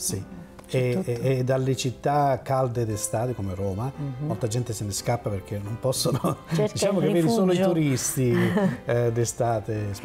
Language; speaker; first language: Italian; native; Italian